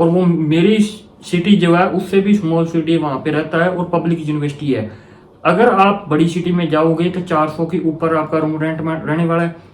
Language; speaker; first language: Hindi; non-native, local second language; Punjabi